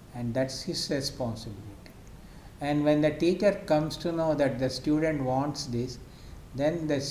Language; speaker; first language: English; non-native, local second language; Kannada